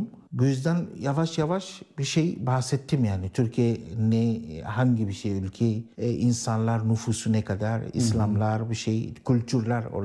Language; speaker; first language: Turkish; non-native, learner; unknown